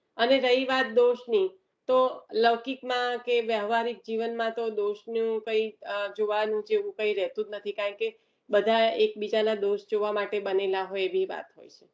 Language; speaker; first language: Gujarati; early bilingual, heritage; Gujarati